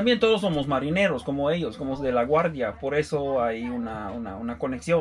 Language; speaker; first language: Spanish; non-native, fluent; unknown